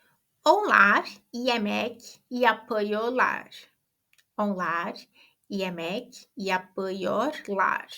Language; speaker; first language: Turkish; non-native, fluent; Portuguese